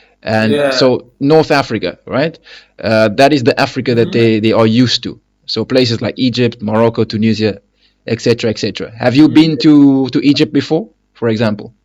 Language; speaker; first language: English; non-native, fluent; Lingala